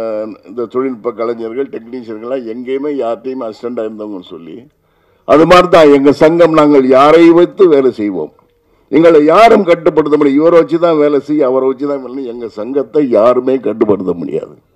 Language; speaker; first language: Tamil; native; Tamil